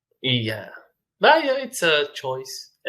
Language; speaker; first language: English; non-native, fluent; Arabic